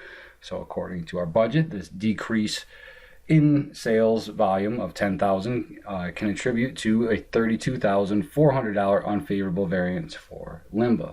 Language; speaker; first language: English; native; English